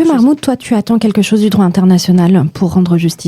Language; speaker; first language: French; native; French